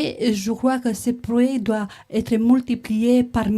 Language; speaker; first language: French; non-native, learner; Romanian